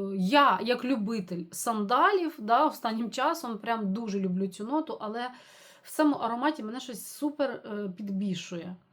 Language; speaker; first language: Ukrainian; non-native, local second language; Russian